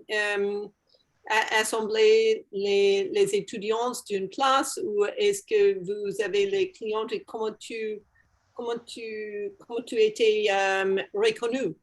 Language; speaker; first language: French; non-native, learner; English